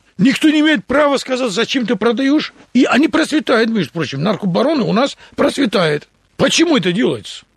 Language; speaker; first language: Russian; non-native, local second language; Talysh